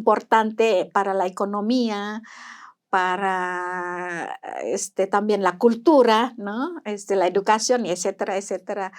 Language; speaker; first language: Spanish; non-native, fluent; Indonesian